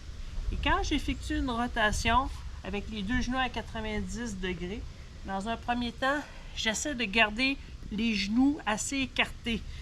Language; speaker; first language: French; native; French